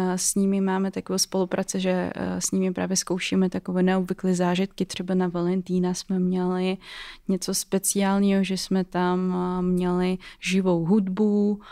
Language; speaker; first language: Czech; non-native, fluent; Russian